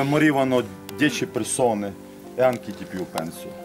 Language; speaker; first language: Italian; non-native, learner; Ukrainian